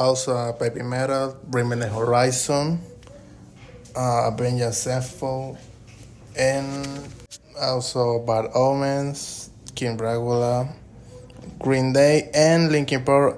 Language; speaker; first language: English; non-native, learner; Spanish